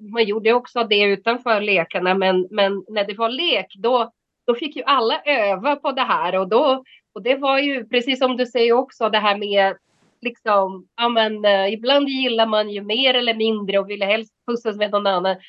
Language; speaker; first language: Swedish; non-native, fluent; Portuguese